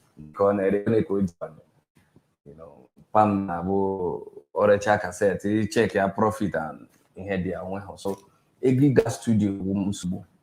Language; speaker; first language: Igbo; native; Igbo